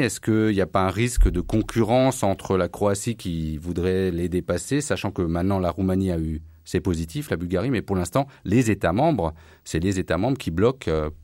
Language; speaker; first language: French; native; French